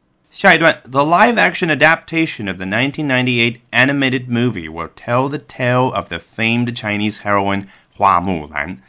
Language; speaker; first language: English; non-native, fluent; Chinese